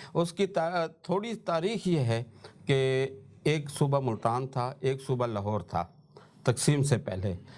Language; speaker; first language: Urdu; non-native, local second language; Saraiki